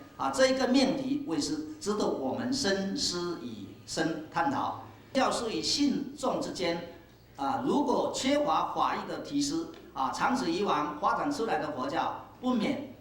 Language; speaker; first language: Chinese; native; Chinese